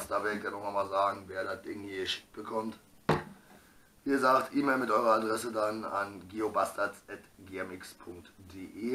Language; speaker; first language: German; native; German